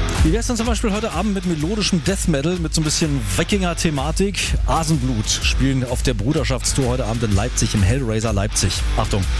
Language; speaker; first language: German; native; German